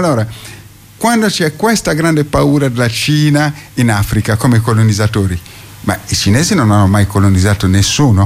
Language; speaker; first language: Italian; non-native, fluent; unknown